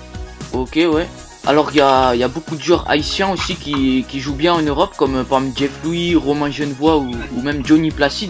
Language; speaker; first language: French; native; French